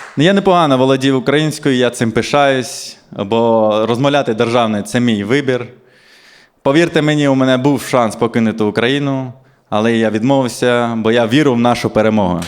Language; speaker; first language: Ukrainian; non-native, local second language; Russian